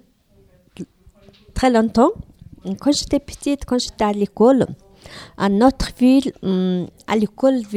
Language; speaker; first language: French; non-native, learner; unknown